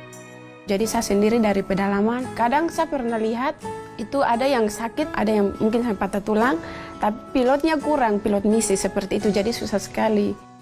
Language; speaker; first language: Indonesian; non-native, local second language; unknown